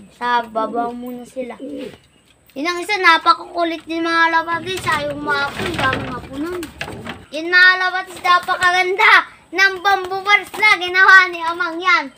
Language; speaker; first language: Filipino; native; Filipino